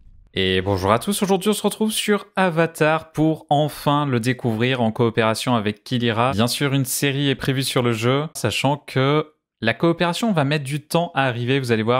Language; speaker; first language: French; native; French